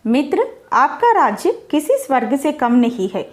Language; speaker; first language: Hindi; non-native, local second language; Telugu